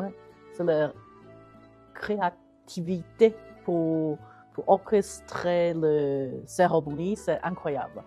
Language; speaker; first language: French; non-native, learner; Chinese